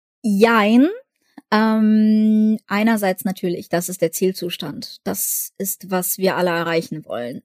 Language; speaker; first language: German; early bilingual, other home language; Russian